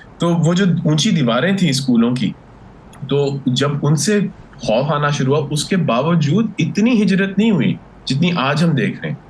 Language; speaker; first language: Urdu; early bilingual, heritage; Urdu